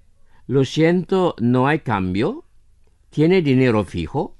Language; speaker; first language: Spanish; non-native, fluent; Indonesian